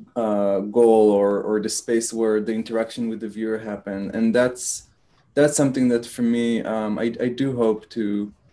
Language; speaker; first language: English; non-native, fluent; Hebrew